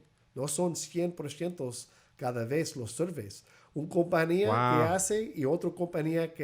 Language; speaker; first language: Spanish; early bilingual, heritage; Spanish